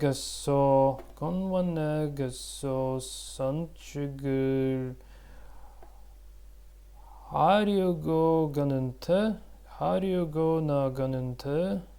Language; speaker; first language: Korean; non-native, learner; Russian